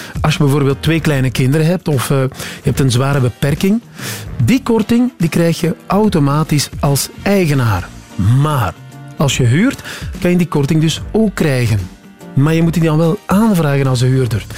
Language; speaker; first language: Dutch; native; Dutch